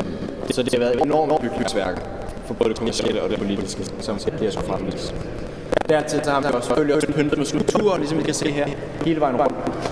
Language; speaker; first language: Danish; native; Danish